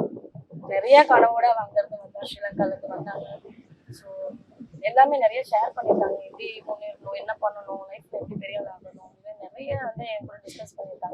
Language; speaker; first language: Tamil; native; Tamil